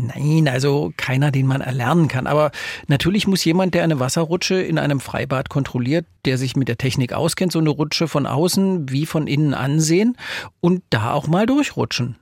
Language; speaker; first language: German; native; German